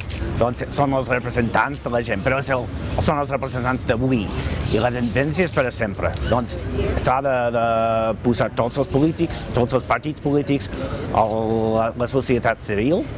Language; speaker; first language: Catalan; non-native, learner; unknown